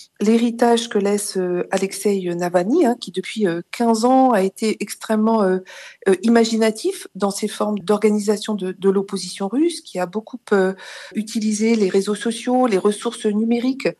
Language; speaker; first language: French; native; French